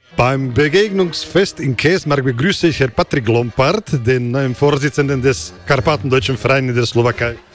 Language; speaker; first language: German; non-native, local second language; Slovak